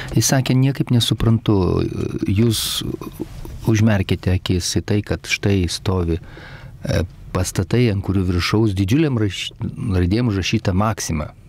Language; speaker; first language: Lithuanian; native; Lithuanian